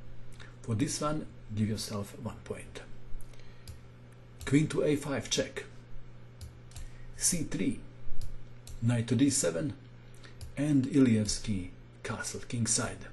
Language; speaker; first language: English; non-native, fluent; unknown